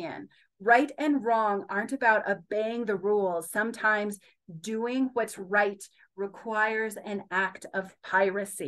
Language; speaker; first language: English; native; English